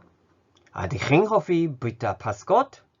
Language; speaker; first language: Welsh; non-native, fluent; Japanese